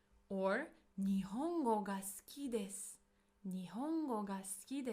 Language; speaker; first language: Japanese; non-native, fluent; English